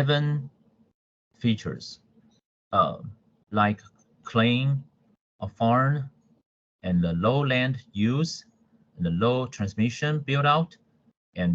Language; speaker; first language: English; non-native, fluent; Chinese